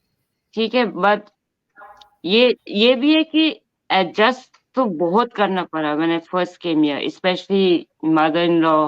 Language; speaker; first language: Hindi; non-native, local second language; Bangla